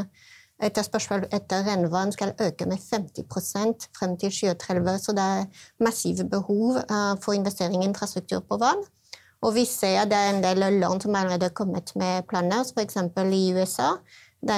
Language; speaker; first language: Norwegian; non-native, fluent; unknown